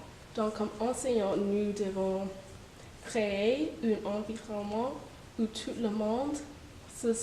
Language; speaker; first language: French; non-native, fluent; English